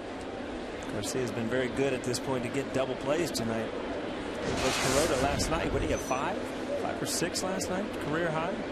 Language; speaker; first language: English; native; English